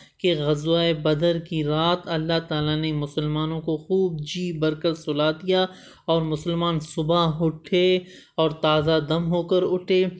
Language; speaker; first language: Urdu; native; Urdu